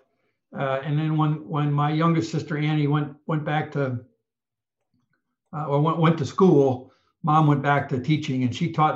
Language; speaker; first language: English; native; English